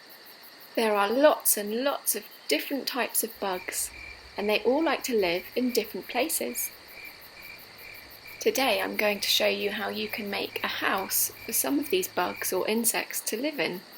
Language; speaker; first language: English; native; English